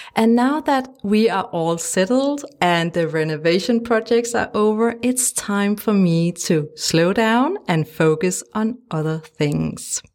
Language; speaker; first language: English; non-native, fluent; Danish